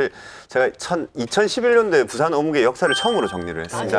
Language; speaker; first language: Korean; native; Korean